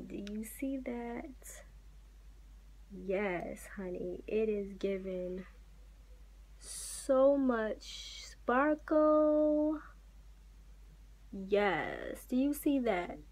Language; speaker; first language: English; native; English